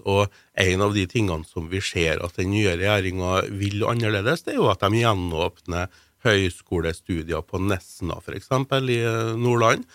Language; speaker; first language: Norwegian; native; Norwegian